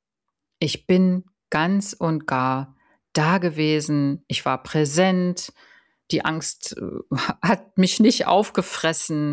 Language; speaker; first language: German; native; German